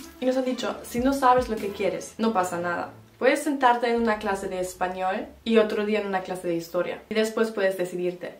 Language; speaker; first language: Spanish; non-native, fluent; German